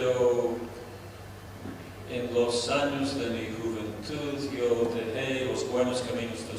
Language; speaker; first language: Spanish; non-native, fluent; English